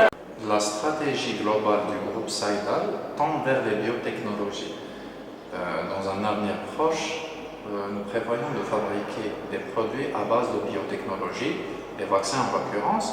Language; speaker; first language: French; non-native, local second language; Arabic